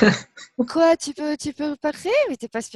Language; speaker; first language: French; native; French